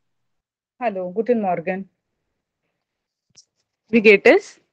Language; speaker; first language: German; non-native, fluent; Hindi